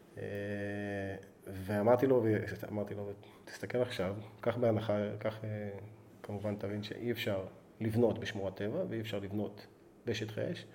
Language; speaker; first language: Hebrew; native; Hebrew